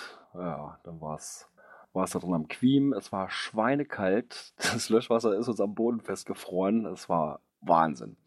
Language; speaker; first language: German; native; German